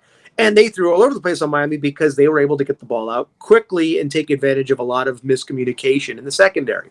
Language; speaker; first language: English; native; English